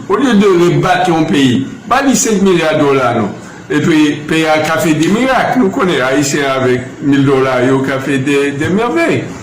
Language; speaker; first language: Haitian Creole; non-native, fluent; English